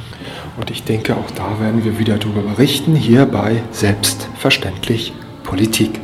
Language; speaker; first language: German; native; German